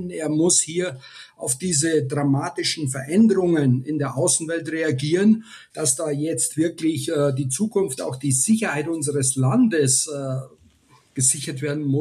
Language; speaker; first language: German; native; German